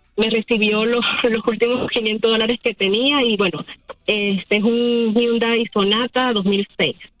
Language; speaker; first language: Spanish; native; Spanish